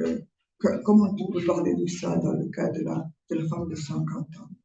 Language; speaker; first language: French; non-native, fluent; Spanish